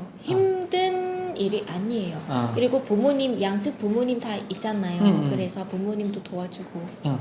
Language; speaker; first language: Korean; non-native, fluent; Vietnamese